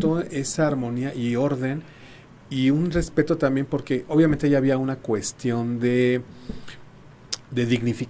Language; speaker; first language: Spanish; native; Spanish